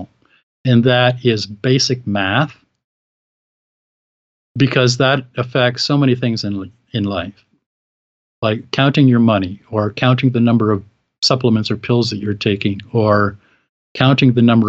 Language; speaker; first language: English; native; English